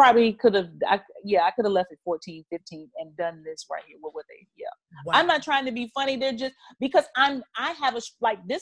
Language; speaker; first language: English; native; English